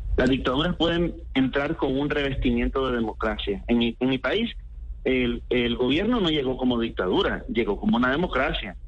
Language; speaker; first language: Spanish; native; Spanish